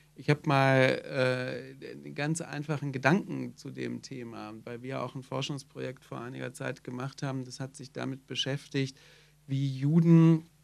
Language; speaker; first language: German; native; German